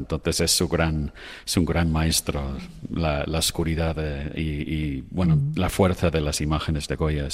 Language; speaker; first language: Spanish; non-native, fluent; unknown